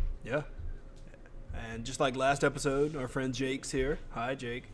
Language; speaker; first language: English; native; English